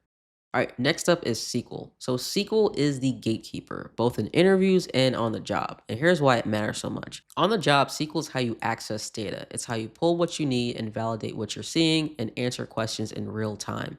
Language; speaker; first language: English; native; English